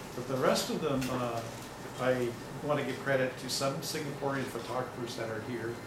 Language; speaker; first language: English; native; English